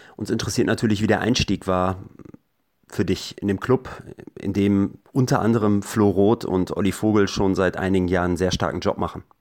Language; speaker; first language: German; native; German